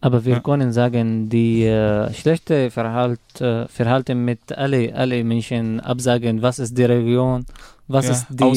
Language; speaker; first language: German; non-native, learner; Arabic